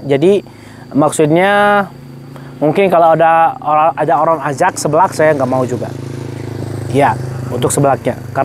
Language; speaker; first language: Indonesian; non-native, fluent; Arabic